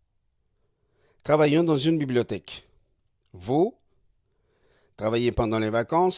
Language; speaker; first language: French; non-native, fluent; Spanish